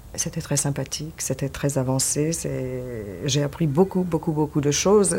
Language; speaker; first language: French; early bilingual, other home language; Yiddish